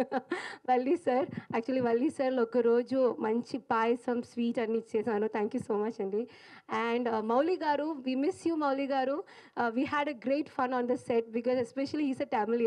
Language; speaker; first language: Telugu; non-native, learner; Malayalam